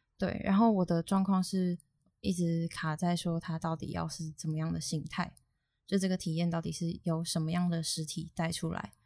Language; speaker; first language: Chinese; native; Chinese